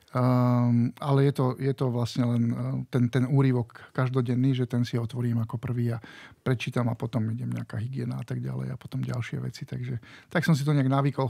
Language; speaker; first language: Slovak; native; Slovak